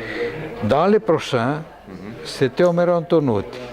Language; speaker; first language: French; non-native, fluent; Greek